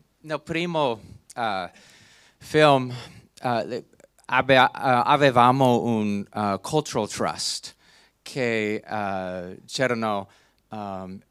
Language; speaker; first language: Italian; non-native, learner; English